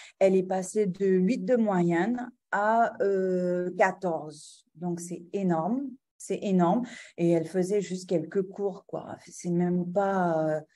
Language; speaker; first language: French; non-native, local second language; Arabic